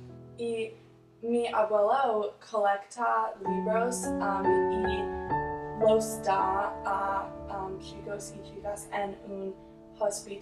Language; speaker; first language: Spanish; non-native, learner; English